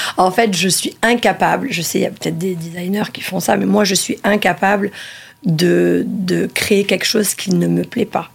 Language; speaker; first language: French; early bilingual, other home language; Italian